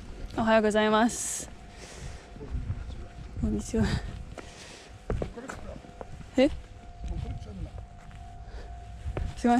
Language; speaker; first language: Japanese; non-native, learner; English